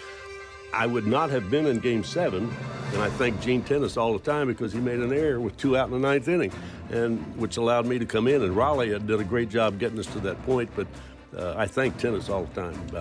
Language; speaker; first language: English; native; English